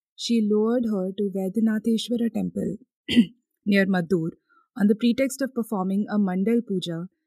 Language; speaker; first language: English; non-native, local second language; Hindi